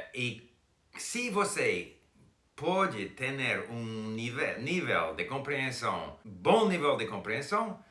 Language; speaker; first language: Portuguese; non-native, fluent; English